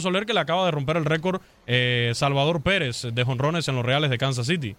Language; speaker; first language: Spanish; native; Spanish